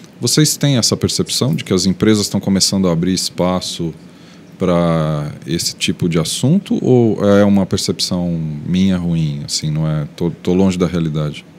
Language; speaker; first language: Portuguese; native; Portuguese